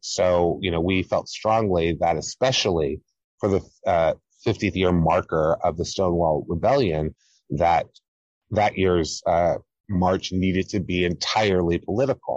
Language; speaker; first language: English; native; English